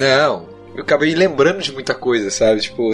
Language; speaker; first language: Portuguese; native; Portuguese